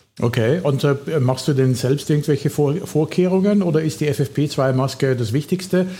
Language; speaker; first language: German; native; German